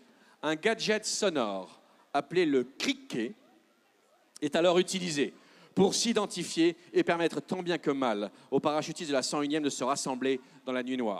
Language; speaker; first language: French; native; French